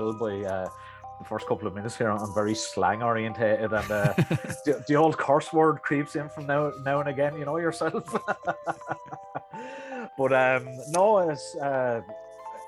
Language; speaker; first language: English; native; English